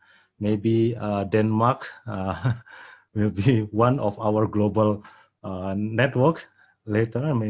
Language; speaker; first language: English; non-native, fluent; Indonesian